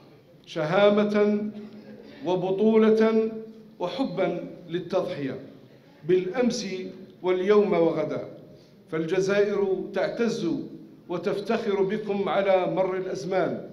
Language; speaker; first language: Arabic; native; Arabic